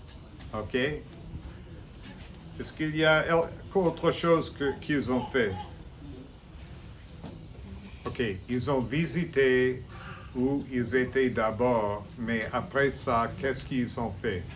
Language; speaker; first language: French; non-native, fluent; English